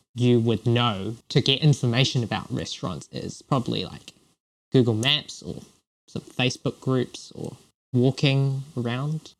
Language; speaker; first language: English; non-native, local second language; Cantonese